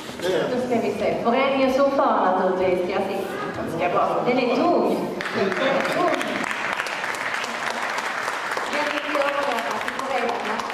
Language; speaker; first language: Swedish; non-native, fluent; Italian